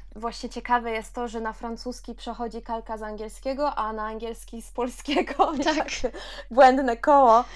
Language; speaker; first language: Polish; early bilingual, heritage; Polish